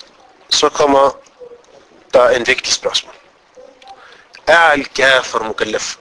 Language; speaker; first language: Danish; non-native, fluent; Arabic